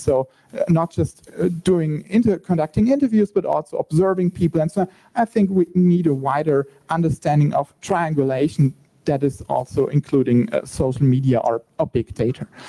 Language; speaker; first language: English; non-native, fluent; German